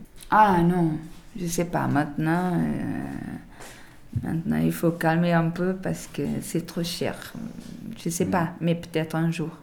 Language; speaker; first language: French; non-native, learner; Portuguese